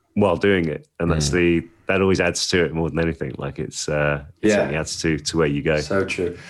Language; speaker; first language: English; native; English